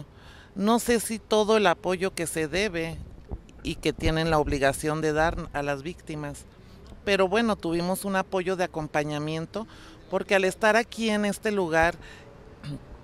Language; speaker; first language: Spanish; native; Spanish